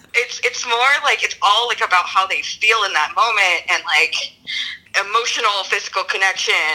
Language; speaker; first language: English; native; English